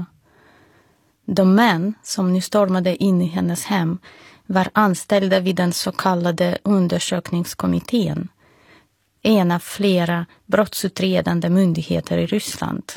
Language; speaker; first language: Swedish; non-native, fluent; Russian